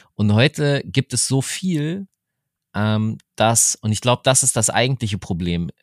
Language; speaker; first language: German; native; German